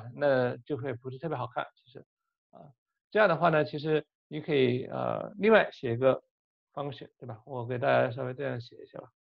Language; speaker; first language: Chinese; native; Chinese